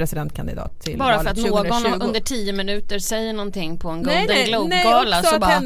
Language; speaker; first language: Swedish; native; Swedish